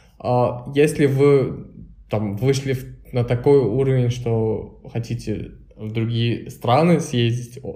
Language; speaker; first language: Russian; non-native, local second language; Uzbek